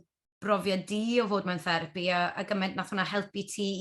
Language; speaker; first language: Welsh; native; Welsh